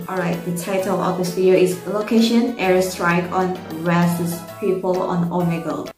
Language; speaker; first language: English; non-native, learner; Indonesian